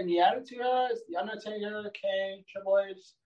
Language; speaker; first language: English; native; English